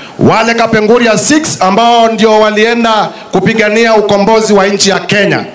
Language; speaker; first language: Swahili; non-native, local second language; Kamba